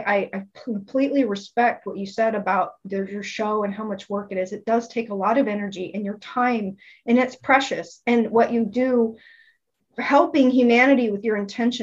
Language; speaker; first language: English; native; English